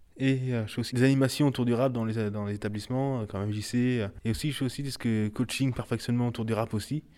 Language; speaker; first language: French; early bilingual, other home language; Haitian Creole